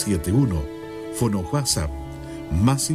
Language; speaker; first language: Spanish; native; Spanish